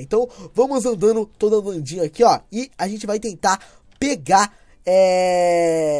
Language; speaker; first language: Portuguese; native; Portuguese